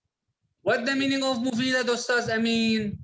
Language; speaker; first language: English; non-native, learner; Arabic